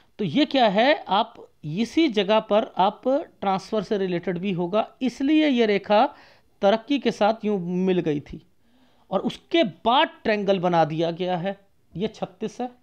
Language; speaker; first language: Hindi; native; Hindi